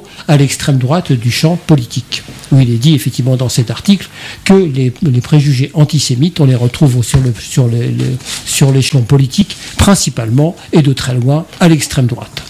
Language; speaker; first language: French; native; French